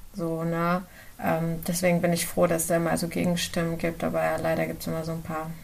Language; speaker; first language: German; early bilingual, other home language; Central Kurdish